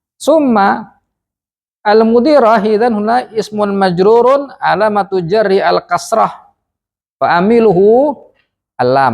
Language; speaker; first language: Arabic; non-native, fluent; Indonesian